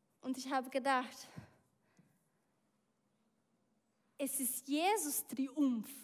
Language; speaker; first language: German; non-native, learner; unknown